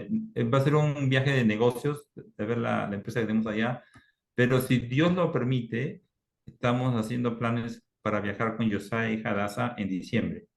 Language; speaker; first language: Spanish; native; Spanish